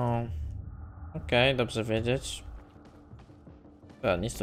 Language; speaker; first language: Polish; native; Polish